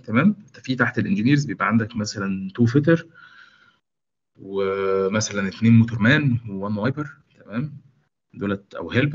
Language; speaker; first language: Arabic; native; Arabic